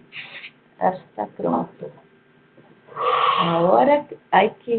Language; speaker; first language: Spanish; non-native, fluent; Portuguese